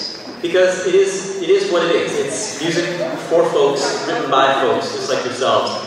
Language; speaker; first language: English; native; English